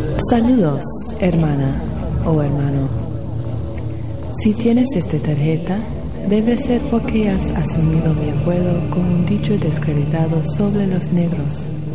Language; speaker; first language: Spanish; non-native, fluent; English